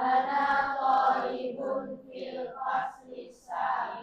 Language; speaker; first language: Arabic; non-native, learner; Indonesian